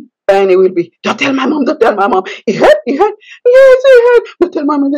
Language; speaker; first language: English; non-native, fluent; Haitian Creole